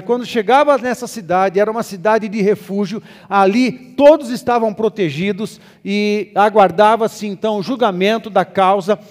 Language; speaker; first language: Portuguese; native; Portuguese